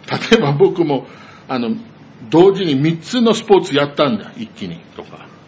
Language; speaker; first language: Japanese; non-native, fluent; English